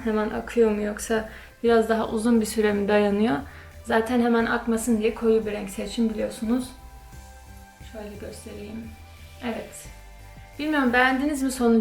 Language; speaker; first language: Turkish; early bilingual, other home language; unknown